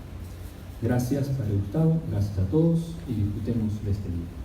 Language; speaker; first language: Spanish; native; Spanish